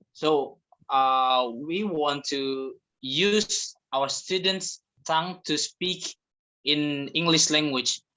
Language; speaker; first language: English; non-native, fluent; Indonesian